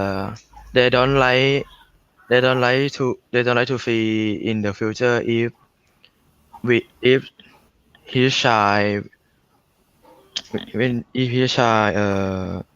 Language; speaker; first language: English; non-native, learner; Thai